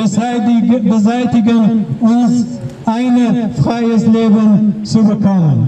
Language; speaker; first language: German; non-native, learner; Persian